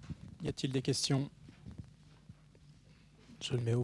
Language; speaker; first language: French; native; French